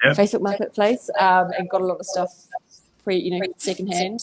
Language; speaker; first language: English; native; English